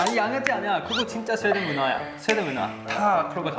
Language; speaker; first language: Korean; non-native, learner; Swedish